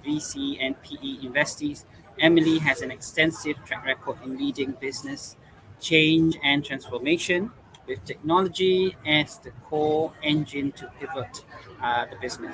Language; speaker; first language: English; non-native, local second language; Malay